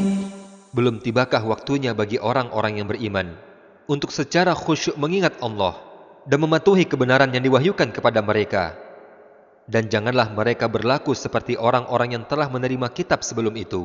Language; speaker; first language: Indonesian; native; Indonesian